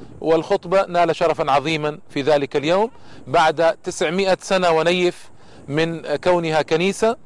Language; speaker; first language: Arabic; native; Arabic